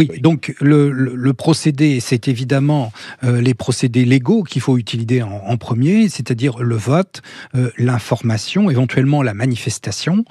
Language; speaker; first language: French; native; French